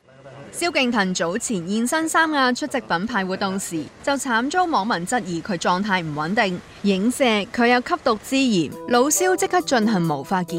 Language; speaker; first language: Chinese; native; Chinese